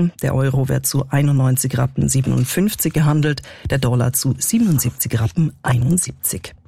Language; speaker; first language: German; native; German